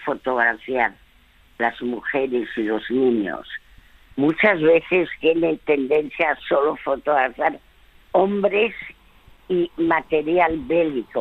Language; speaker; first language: Spanish; non-native, fluent; French